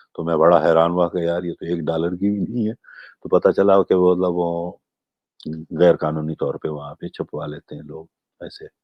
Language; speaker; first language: Urdu; non-native, local second language; Gujarati